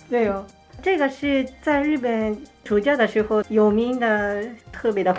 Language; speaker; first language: Chinese; non-native, fluent; Japanese